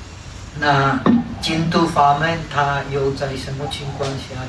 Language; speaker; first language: Chinese; non-native, fluent; Czech